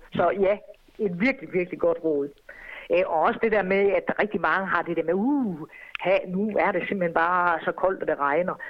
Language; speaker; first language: Danish; native; Danish